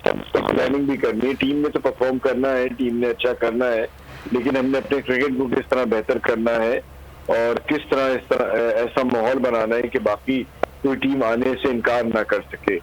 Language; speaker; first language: Urdu; non-native, local second language; Punjabi